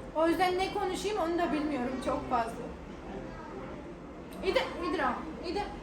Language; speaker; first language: Turkish; native; Turkish